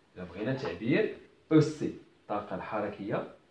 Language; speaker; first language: French; non-native, local second language; Arabic